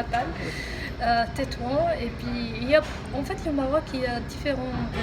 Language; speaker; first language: French; non-native, local second language; Arabic